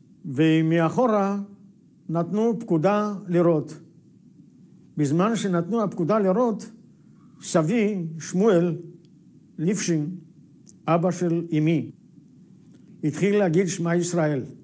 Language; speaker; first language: Hebrew; non-native, fluent; Yiddish